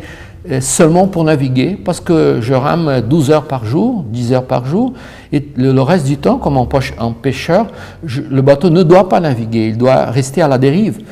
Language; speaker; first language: French; non-native, fluent; Portuguese